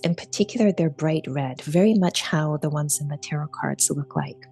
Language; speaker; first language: English; native; English